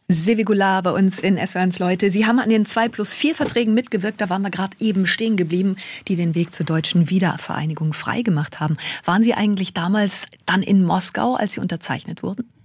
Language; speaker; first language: German; native; German